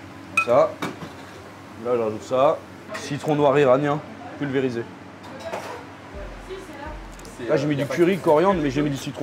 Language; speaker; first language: French; native; French